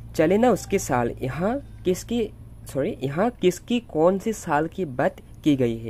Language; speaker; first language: Hindi; non-native, local second language; Assamese